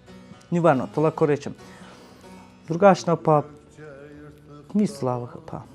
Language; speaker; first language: Slovenian; non-native, learner; Turkish